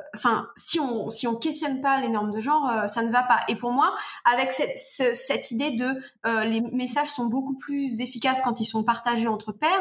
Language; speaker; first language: French; native; French